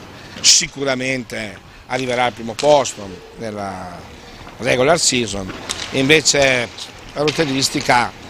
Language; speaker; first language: Italian; native; Italian